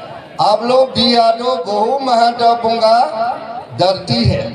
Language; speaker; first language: Hindi; non-native, learner; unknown